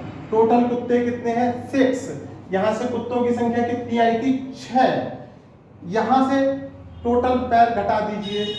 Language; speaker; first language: Hindi; native; Hindi